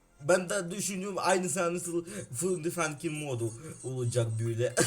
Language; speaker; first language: Turkish; non-native, learner; Ukrainian